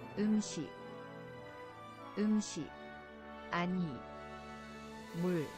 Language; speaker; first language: Korean; non-native, learner; English